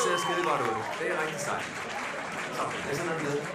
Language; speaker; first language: Danish; native; Danish